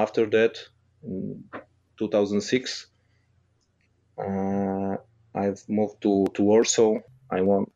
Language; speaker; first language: English; non-native, fluent; Polish